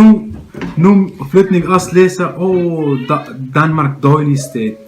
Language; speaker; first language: Danish; non-native, learner; Kurdish